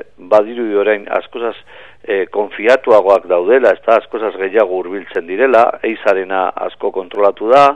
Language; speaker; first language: Basque; native; Basque